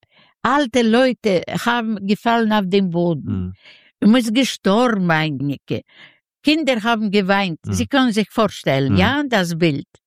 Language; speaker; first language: German; non-native, learner; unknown